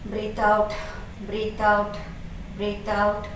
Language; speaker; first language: English; non-native, local second language; Kannada